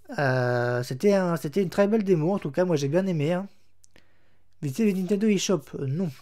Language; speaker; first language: French; native; French